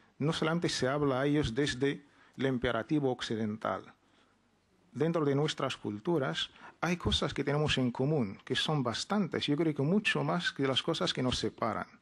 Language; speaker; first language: Spanish; non-native, fluent; Arabic